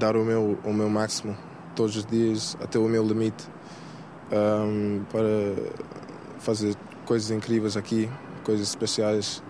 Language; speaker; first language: Portuguese; non-native, fluent; English